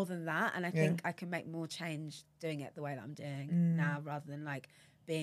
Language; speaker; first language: English; native; English